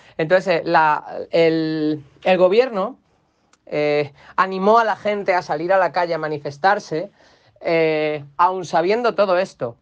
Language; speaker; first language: Spanish; native; Spanish